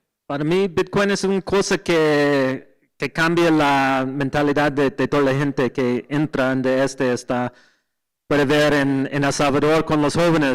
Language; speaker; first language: Spanish; non-native, learner; English